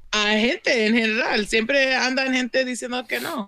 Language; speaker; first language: Spanish; early bilingual, other home language; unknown